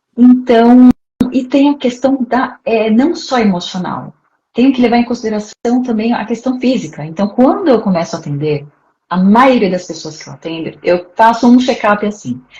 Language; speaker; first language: Portuguese; native; Portuguese